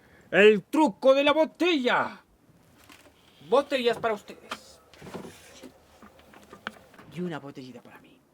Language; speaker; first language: Spanish; native; Spanish